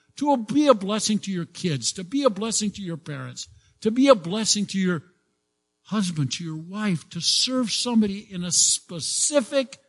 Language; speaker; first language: English; native; English